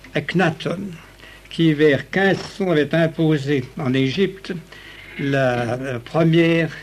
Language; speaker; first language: French; native; French